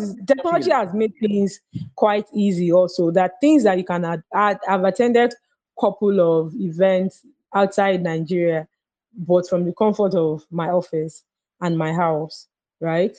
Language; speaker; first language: English; non-native, local second language; Yoruba